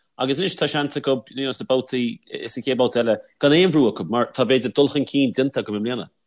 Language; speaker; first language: Irish; native; Irish